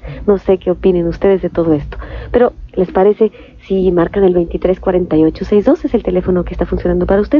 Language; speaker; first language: Spanish; native; Spanish